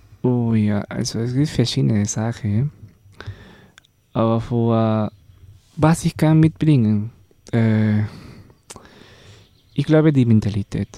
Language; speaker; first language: German; non-native, learner; Spanish